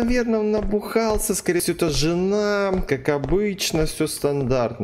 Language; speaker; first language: Russian; native; Russian